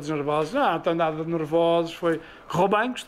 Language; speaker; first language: Portuguese; native; Portuguese